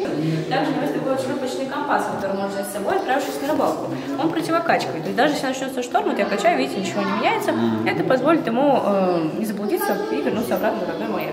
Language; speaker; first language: Russian; native; Russian